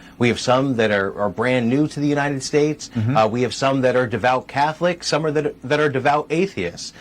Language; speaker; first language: English; native; English